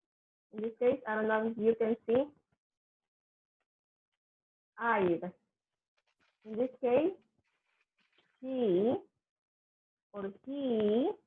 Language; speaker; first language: English; non-native, fluent; Spanish